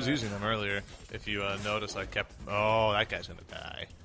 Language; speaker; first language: English; native; English